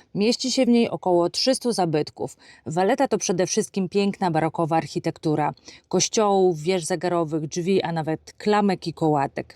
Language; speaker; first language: Polish; native; Polish